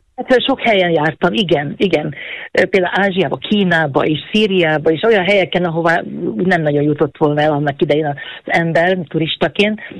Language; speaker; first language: Hungarian; native; Hungarian